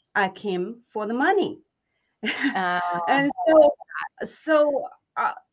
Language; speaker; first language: English; non-native, fluent; Chinese